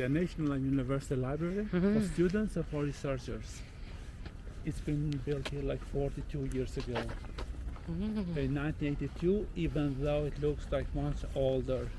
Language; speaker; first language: English; non-native, local second language; Albanian